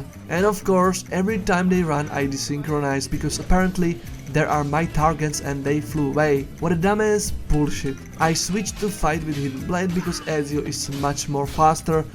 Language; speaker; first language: English; non-native, fluent; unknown